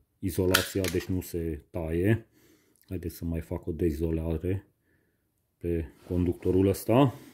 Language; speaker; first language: Romanian; non-native, local second language; Hungarian